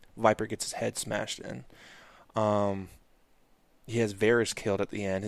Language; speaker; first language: English; native; English